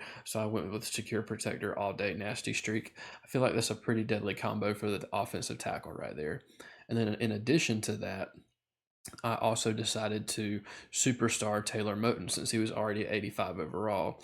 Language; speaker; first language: English; native; English